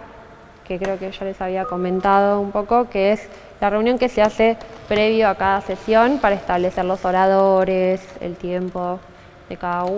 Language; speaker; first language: Spanish; native; Spanish